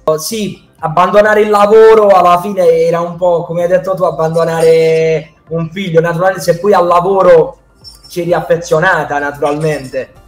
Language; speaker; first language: Italian; native; Italian